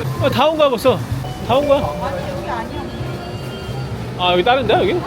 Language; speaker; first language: Korean; native; Korean